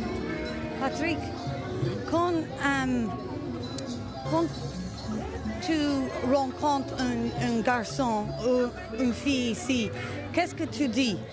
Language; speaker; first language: French; non-native, fluent; English